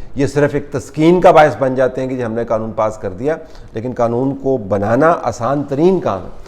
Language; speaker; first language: Urdu; native; Urdu